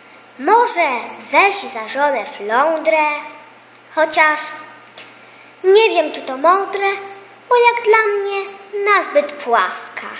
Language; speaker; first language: Polish; native; Polish